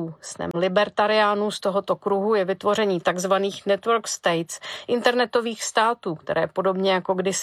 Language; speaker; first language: Czech; native; Czech